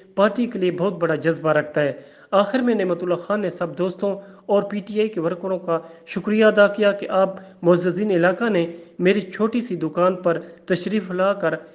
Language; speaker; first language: Urdu; non-native, local second language; Saraiki